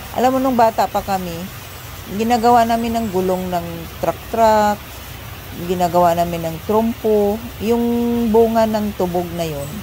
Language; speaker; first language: Filipino; non-native, local second language; Cebuano